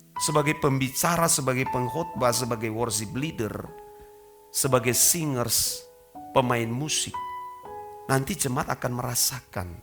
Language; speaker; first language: Indonesian; native; Indonesian